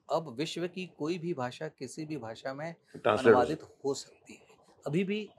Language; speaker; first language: Hindi; native; Hindi